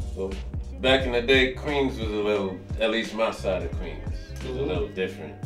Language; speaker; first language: English; native; English